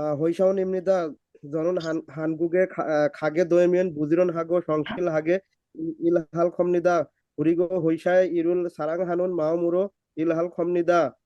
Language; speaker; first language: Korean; non-native, fluent; Bangla